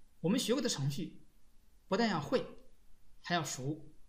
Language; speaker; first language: Chinese; native; Chinese